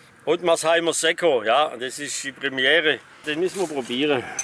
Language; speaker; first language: German; native; German